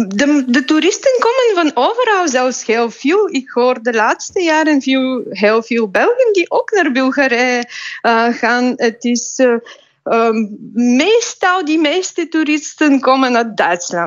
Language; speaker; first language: Dutch; non-native, fluent; Bulgarian